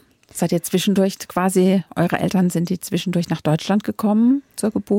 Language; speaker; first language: German; native; German